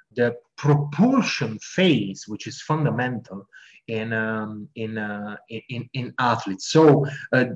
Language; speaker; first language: English; non-native, fluent; Italian